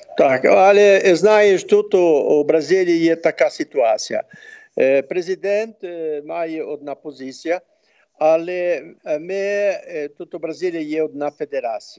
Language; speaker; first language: Ukrainian; early bilingual, heritage; Ukrainian